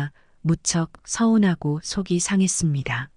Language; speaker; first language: Korean; native; Korean